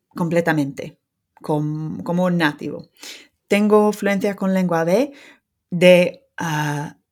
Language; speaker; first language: Spanish; non-native, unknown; English